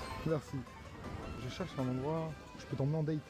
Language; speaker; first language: French; native; French